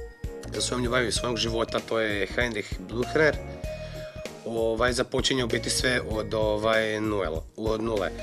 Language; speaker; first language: Croatian; native; Croatian